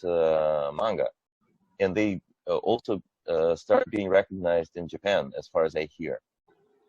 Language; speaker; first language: English; non-native, fluent; Russian